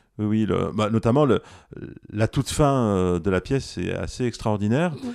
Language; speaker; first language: French; native; French